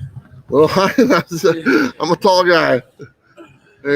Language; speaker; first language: English; native; English